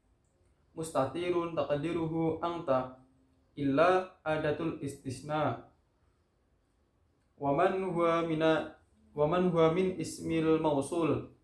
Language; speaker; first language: Arabic; non-native, learner; Indonesian